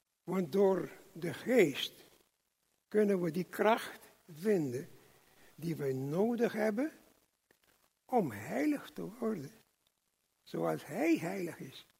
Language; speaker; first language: Dutch; non-native, local second language; English